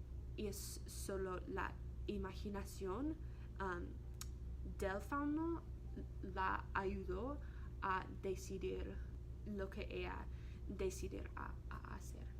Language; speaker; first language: Spanish; non-native, learner; English